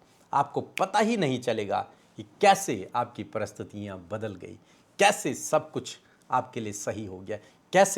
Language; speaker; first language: Hindi; native; Hindi